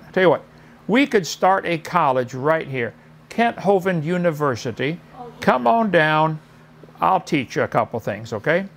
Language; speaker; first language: English; native; English